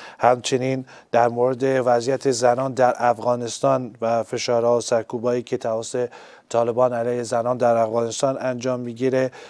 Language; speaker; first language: Persian; non-native, local second language; Central Kurdish